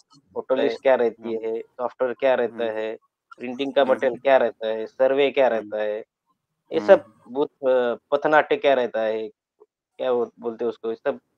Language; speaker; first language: Hindi; native; Hindi